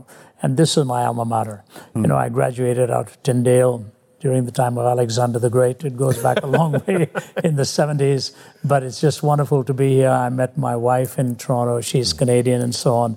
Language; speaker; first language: English; non-native, local second language; Hindi